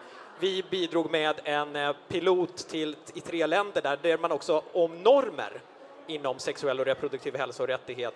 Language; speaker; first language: Swedish; native; Swedish